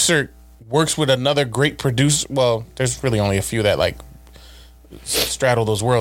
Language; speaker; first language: English; native; English